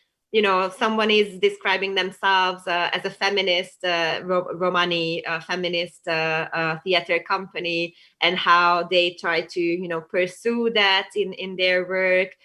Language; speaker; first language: English; non-native, fluent; Hungarian